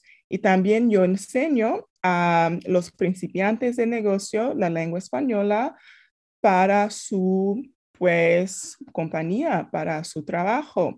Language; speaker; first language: Spanish; non-native, fluent; English